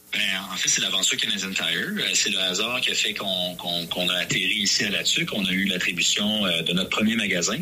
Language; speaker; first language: French; native; French